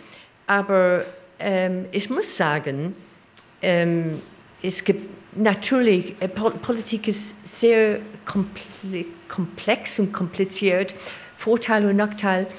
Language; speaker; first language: German; non-native, learner; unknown